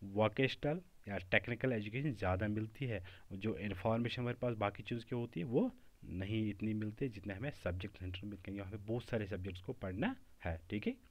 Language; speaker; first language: Hindi; non-native, local second language; Kashmiri